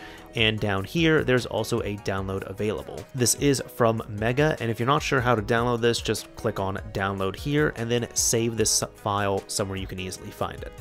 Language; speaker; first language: English; native; English